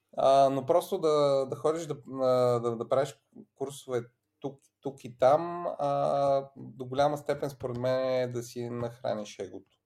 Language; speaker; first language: Bulgarian; early bilingual, other home language; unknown